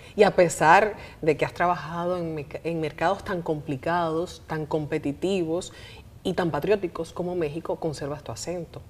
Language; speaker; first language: Spanish; native; Spanish